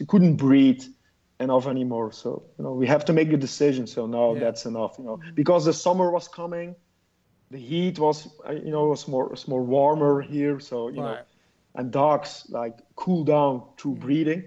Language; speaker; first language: English; non-native, fluent; Dutch